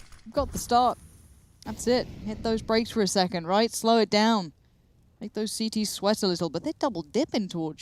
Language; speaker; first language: English; native; English